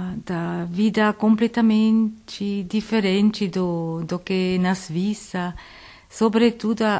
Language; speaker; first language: Portuguese; non-native, learner; Italian